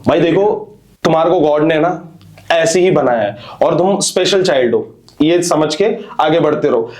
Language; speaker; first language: Hindi; non-native, local second language; Marathi